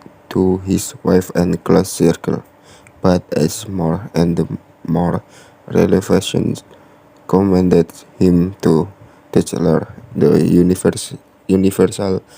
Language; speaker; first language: English; non-native, learner; Indonesian